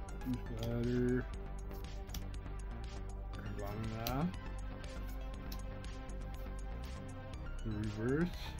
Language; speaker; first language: English; native; English